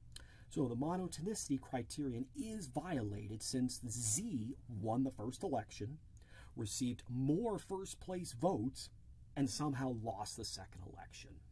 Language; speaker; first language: English; native; English